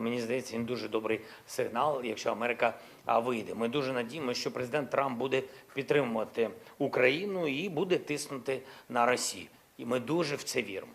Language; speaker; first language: Ukrainian; non-native, local second language; Russian